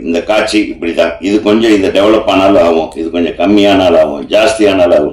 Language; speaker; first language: Tamil; native; Tamil